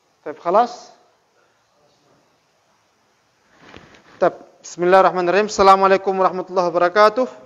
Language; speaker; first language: Arabic; non-native, fluent; Indonesian